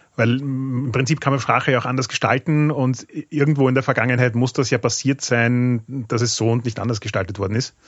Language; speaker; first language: German; native; German